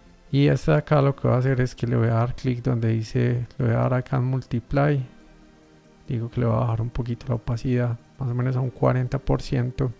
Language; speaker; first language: Spanish; native; Spanish